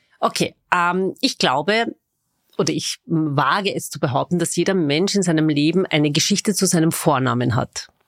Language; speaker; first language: German; native; German